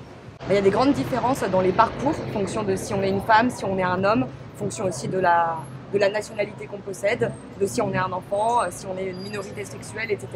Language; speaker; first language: French; native; French